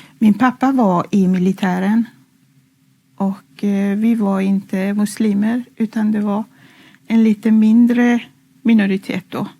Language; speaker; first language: Swedish; non-native, fluent; Persian